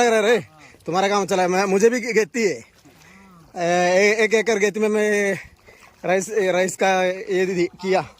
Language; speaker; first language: Hindi; non-native, local second language; Malayalam